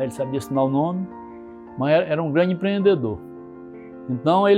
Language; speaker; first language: Portuguese; native; Portuguese